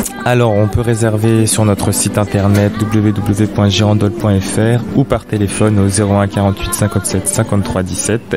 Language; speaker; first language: French; native; French